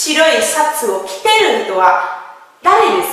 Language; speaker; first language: Japanese; non-native, learner; Vietnamese